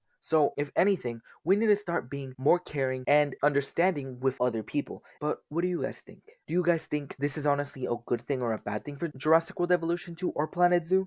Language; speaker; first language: English; native; English